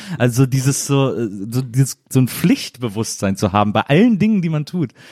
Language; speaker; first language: German; native; German